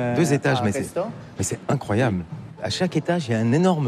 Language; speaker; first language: French; native; French